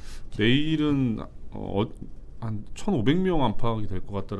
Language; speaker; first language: Korean; native; Korean